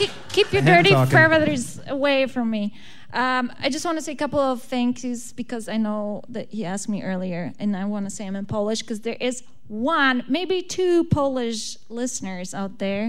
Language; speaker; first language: English; early bilingual, other home language; Polish